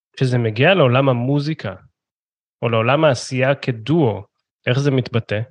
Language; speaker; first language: Hebrew; native; Hebrew